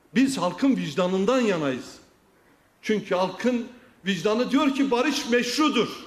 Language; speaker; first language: Turkish; non-native, local second language; Kurdish